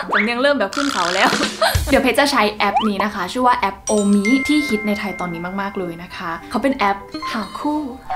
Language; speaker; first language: Thai; native; Thai